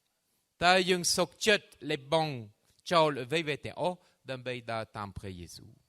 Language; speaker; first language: Khmer; non-native, fluent; French